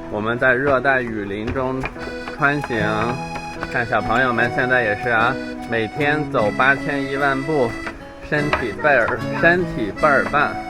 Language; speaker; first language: Chinese; native; Chinese